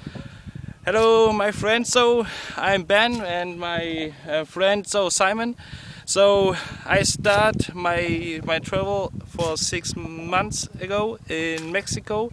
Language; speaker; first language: English; non-native, learner; German